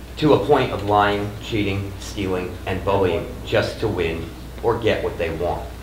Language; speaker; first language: English; native; English